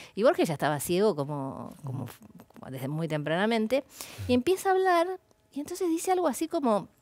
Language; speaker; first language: Spanish; native; Spanish